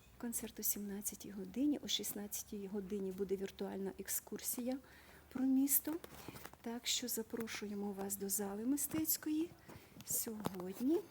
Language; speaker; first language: Ukrainian; native; Ukrainian